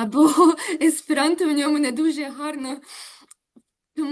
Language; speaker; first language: Ukrainian; non-native, local second language; Russian